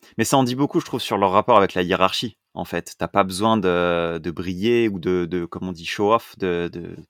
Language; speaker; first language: French; native; French